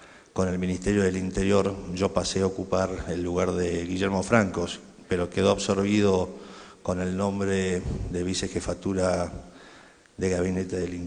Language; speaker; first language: Spanish; native; Spanish